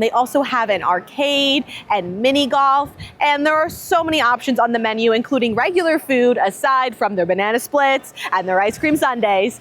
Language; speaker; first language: English; native; English